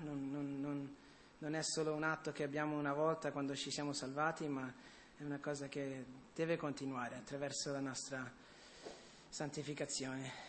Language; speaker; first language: Italian; early bilingual, other home language; English